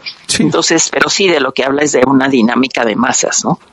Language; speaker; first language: Spanish; native; Spanish